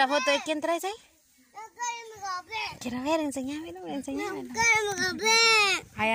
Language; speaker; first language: Spanish; native; Spanish